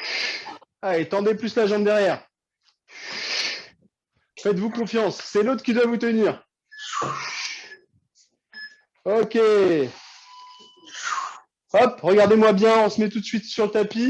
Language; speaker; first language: French; native; French